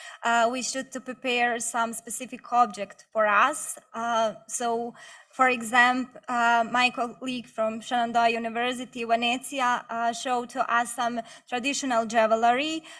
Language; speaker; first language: English; non-native, learner; Bosnian